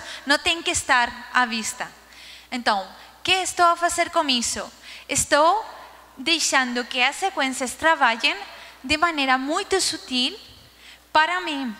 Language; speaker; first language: Portuguese; non-native, learner; Spanish